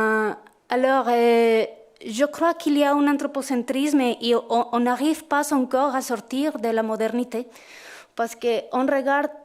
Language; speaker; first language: French; non-native, fluent; Spanish